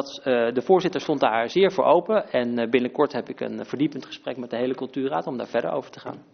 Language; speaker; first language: Dutch; native; Dutch